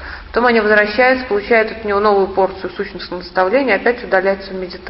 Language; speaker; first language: Russian; native; Russian